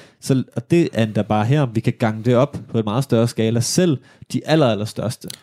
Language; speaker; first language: Danish; native; Danish